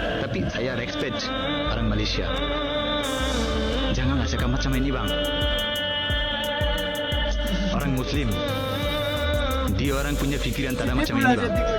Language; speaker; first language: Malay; non-native, learner; Bangla